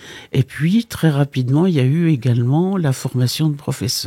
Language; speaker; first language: French; native; French